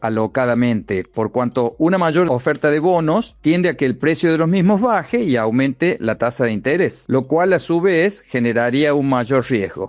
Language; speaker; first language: Spanish; native; Spanish